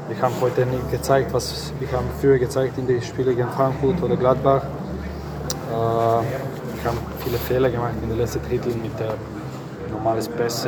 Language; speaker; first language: German; non-native, fluent; Croatian